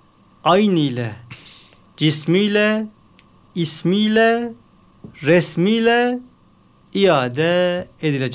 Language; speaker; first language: Turkish; native; Turkish